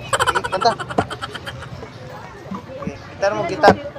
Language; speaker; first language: Filipino; non-native, local second language; Cebuano